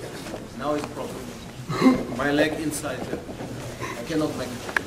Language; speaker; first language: English; non-native, learner; German